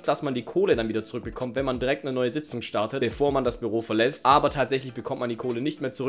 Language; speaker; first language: German; native; German